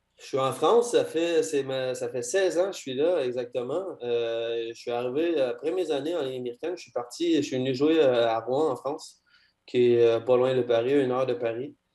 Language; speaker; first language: French; native; French